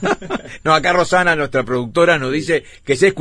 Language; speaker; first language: Spanish; native; Spanish